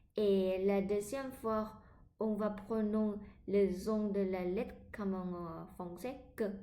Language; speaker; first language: French; non-native, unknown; Thai